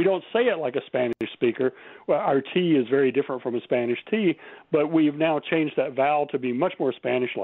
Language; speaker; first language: English; native; English